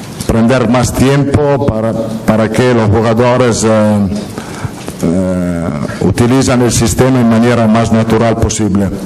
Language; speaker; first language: Spanish; non-native, fluent; Italian